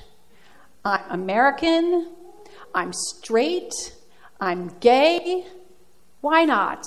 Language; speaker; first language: English; early bilingual, other home language; Dutch